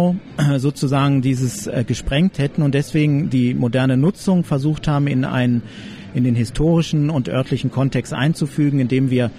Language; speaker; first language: German; native; German